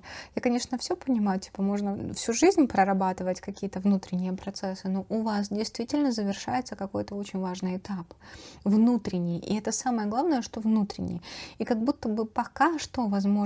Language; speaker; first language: Russian; native; Russian